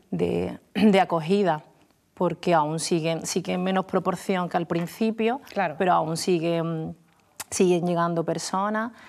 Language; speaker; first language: Spanish; native; Spanish